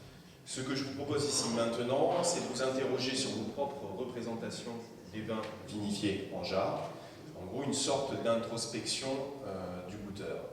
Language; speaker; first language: French; native; French